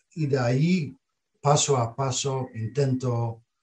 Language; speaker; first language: Spanish; non-native, fluent; Dutch